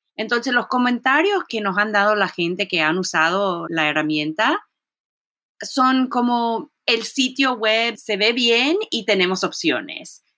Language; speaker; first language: Spanish; early bilingual, heritage; Spanish